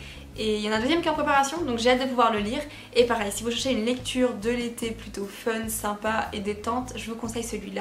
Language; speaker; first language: French; native; French